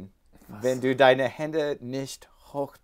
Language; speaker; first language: German; non-native, learner; English